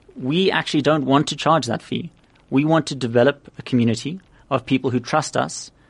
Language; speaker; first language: English; native; English